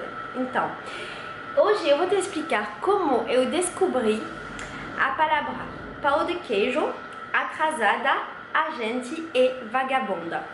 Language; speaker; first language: Portuguese; non-native, fluent; French